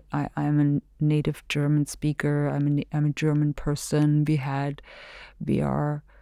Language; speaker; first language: English; non-native, fluent; German